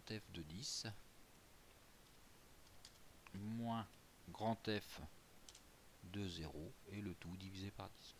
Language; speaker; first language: French; native; French